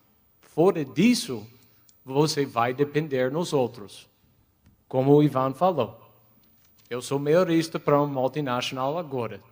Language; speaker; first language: Portuguese; non-native, fluent; English